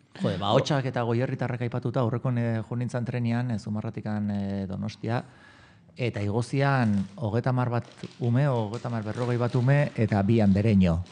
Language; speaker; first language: Basque; native; Basque